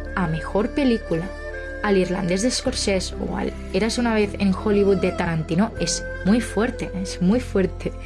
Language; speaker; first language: Spanish; native; Spanish